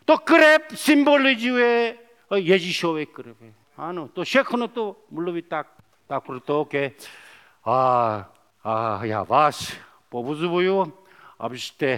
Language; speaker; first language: Czech; non-native, learner; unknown